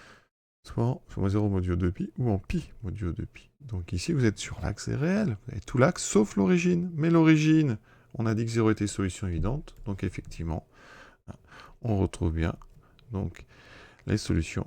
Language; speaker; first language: French; native; French